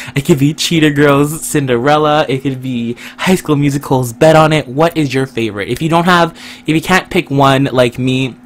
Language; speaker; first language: English; native; English